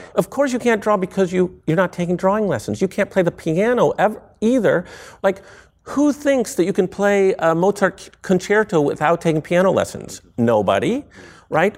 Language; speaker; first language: English; native; English